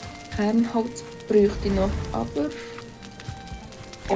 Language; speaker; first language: German; native; German